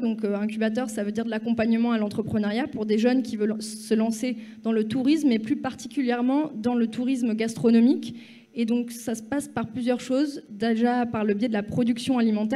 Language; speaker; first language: French; native; French